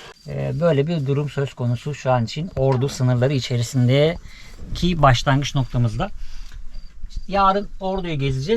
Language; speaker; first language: Turkish; native; Turkish